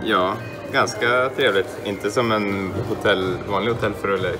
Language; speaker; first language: Swedish; native; Swedish